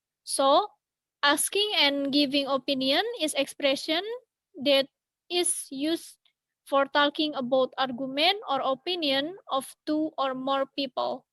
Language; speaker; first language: English; non-native, learner; Indonesian